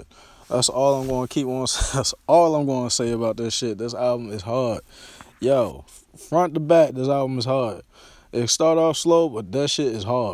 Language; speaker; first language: English; native; English